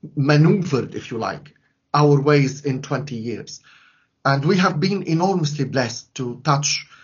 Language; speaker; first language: English; non-native, fluent; Arabic